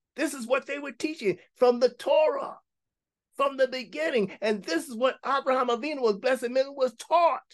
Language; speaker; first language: English; native; English